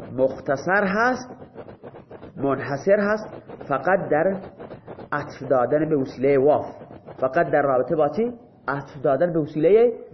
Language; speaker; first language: Persian; non-native, local second language; Baluchi